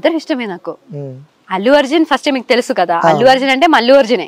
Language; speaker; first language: Telugu; non-native, fluent; Malayalam